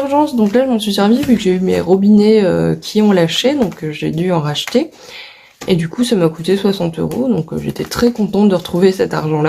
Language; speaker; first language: French; native; French